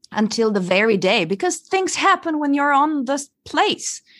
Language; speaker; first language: English; non-native, fluent; Italian